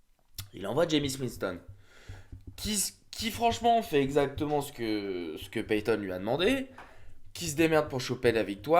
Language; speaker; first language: French; native; French